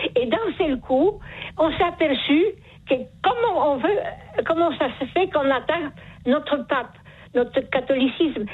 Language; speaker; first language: French; non-native, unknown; Polish